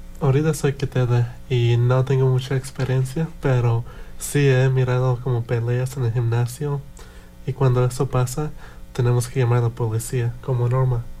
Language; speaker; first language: Spanish; early bilingual, heritage; Spanish